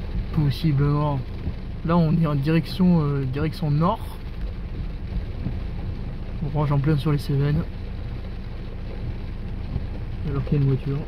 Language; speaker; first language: French; native; French